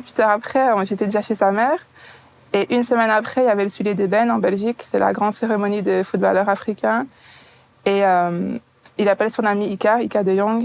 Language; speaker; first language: French; native; French